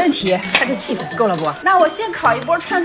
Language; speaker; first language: Chinese; native; Chinese